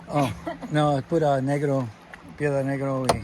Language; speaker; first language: Spanish; non-native, learner; English